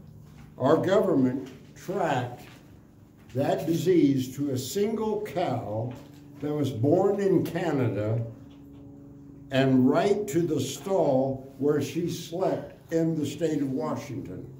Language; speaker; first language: English; native; English